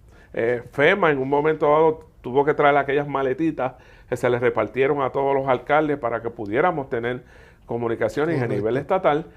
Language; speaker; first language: Spanish; native; Spanish